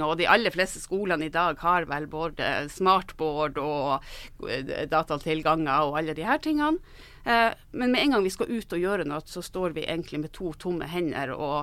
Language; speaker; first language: Norwegian; native; Norwegian